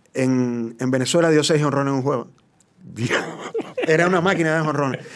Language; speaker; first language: Spanish; native; Spanish